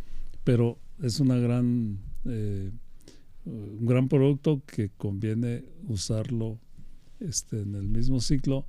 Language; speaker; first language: Spanish; native; Spanish